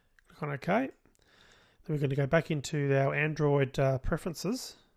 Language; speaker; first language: English; native; English